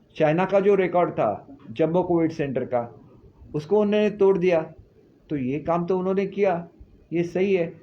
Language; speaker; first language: Hindi; non-native, local second language; Marathi